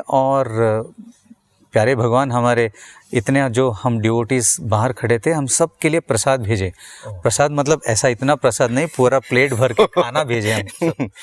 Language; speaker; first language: Hindi; non-native, local second language; Tamil